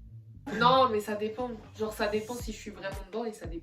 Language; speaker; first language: French; native; French